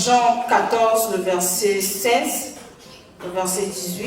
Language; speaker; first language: French; non-native, local second language; Lingala